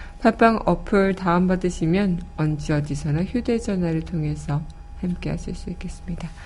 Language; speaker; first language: Korean; native; Korean